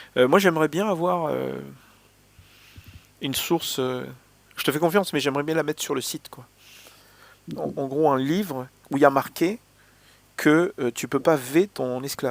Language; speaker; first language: French; native; French